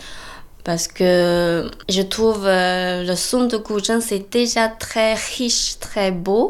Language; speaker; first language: French; non-native, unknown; Chinese